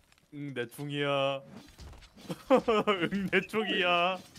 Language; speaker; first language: Korean; native; Korean